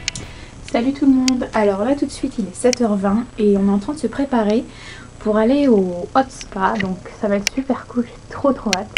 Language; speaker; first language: French; native; French